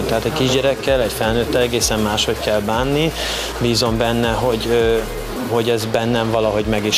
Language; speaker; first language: Hungarian; native; Hungarian